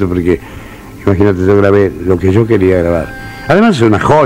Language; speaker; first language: Spanish; native; Spanish